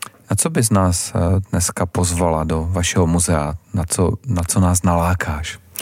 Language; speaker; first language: Czech; native; Czech